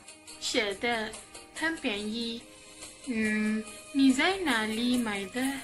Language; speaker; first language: Chinese; non-native, learner; Malay